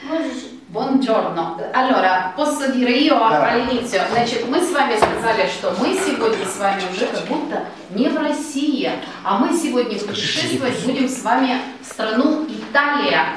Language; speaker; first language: Russian; native; Russian